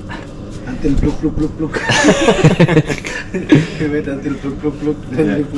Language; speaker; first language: English; non-native, learner; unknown